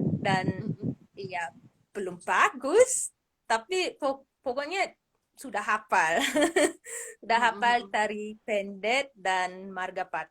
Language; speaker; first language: Indonesian; non-native, fluent; English